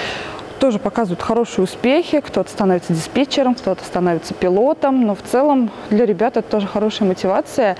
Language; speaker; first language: Russian; native; Russian